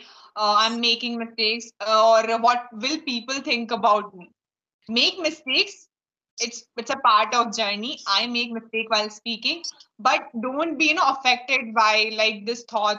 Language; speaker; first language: English; non-native, local second language; Hindi